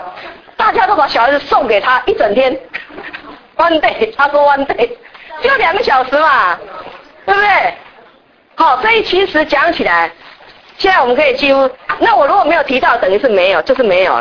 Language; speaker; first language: Chinese; native; Chinese